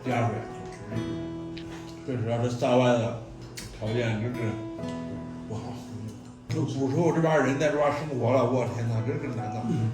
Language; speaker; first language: Chinese; native; Chinese